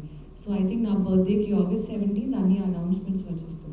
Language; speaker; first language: Telugu; non-native, learner; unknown